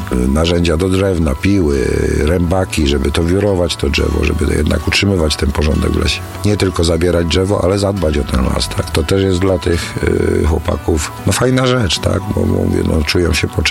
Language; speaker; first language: Polish; native; Polish